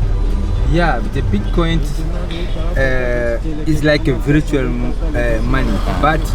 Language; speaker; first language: English; non-native, learner; Sango